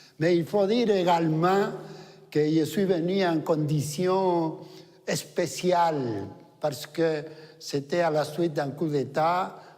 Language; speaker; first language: French; non-native, fluent; Spanish